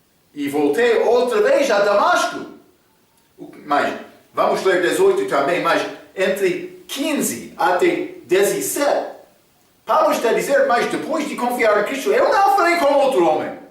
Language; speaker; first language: Portuguese; non-native, fluent; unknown